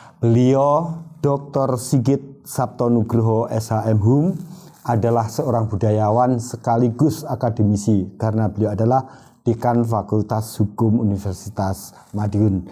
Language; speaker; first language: Indonesian; native; Indonesian